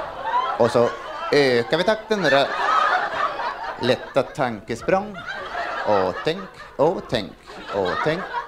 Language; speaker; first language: Swedish; native; Swedish